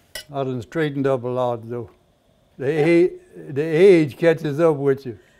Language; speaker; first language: English; early bilingual, other home language; French